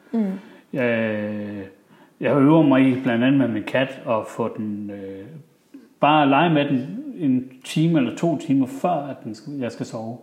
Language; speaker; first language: Danish; early bilingual, other home language; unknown